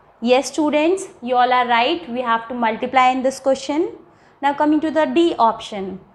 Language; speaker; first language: English; non-native, local second language; Hindi